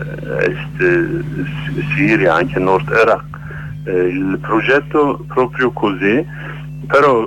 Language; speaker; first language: Italian; non-native, learner; Kurdish